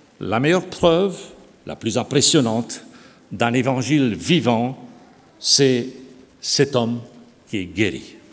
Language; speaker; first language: French; non-native, fluent; Romanian